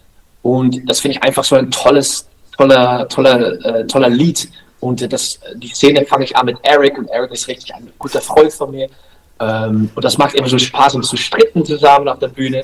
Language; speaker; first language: German; non-native, learner; Dutch